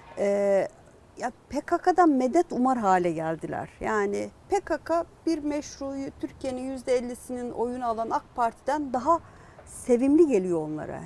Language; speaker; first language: Turkish; non-native, local second language; Kurdish